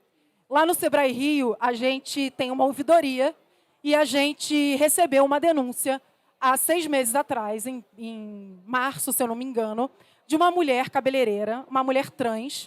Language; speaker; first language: Portuguese; native; Portuguese